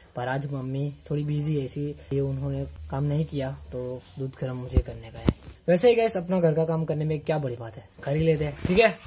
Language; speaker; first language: Hindi; non-native, local second language; Gujarati